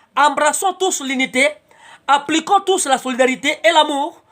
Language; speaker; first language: French; non-native, local second language; Swahili